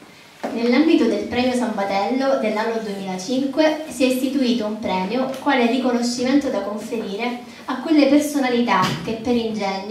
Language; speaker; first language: Italian; native; Italian